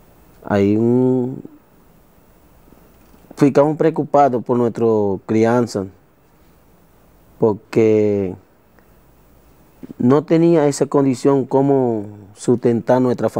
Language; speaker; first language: Portuguese; non-native, learner; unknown